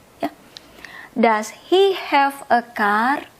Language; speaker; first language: English; non-native, fluent; Indonesian